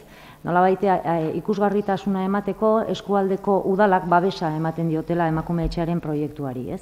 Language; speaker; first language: Basque; native; Basque